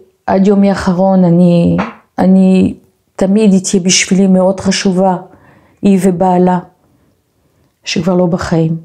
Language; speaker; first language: Hebrew; non-native, fluent; French